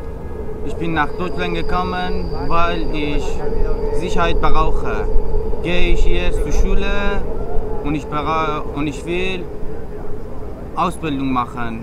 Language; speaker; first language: German; non-native, learner; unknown